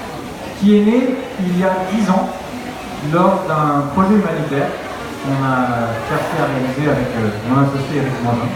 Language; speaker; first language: French; native; French